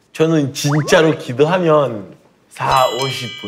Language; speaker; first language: Korean; early bilingual, heritage; Korean